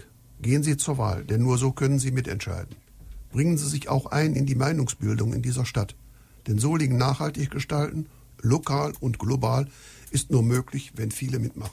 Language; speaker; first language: German; native; German